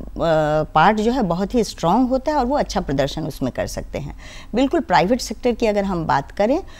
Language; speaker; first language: Hindi; native; Hindi